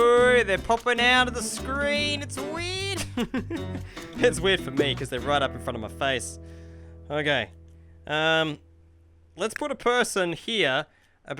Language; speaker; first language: English; native; English